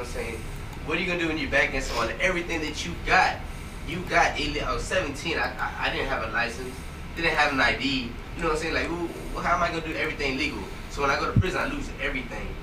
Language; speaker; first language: English; native; English